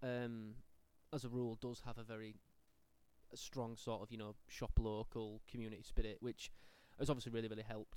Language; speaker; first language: English; native; English